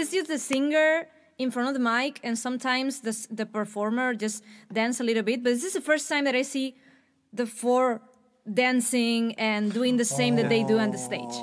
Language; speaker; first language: English; non-native, fluent; Spanish